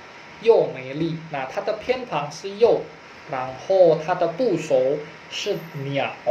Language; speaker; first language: Chinese; non-native, fluent; Indonesian